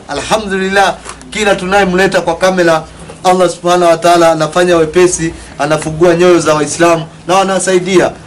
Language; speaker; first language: Swahili; non-native, local second language; Kikuyu